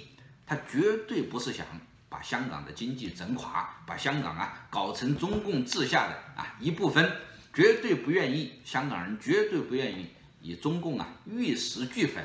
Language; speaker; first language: Chinese; native; Chinese